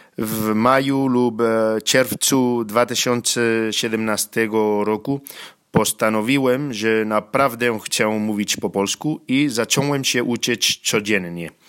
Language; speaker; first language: Polish; non-native, learner; Spanish